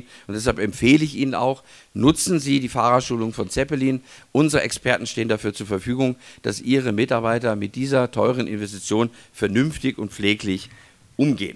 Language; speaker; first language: German; native; German